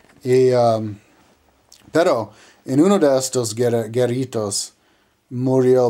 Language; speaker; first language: Spanish; non-native, learner; English